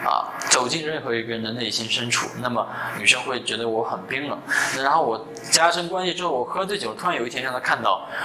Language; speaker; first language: Chinese; native; Chinese